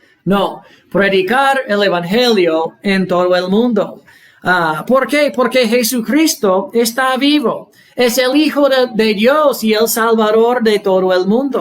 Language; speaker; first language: Spanish; non-native, fluent; English